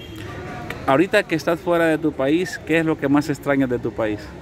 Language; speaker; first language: Spanish; native; Spanish